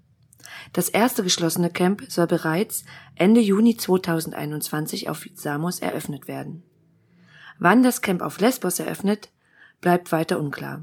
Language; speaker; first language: German; native; German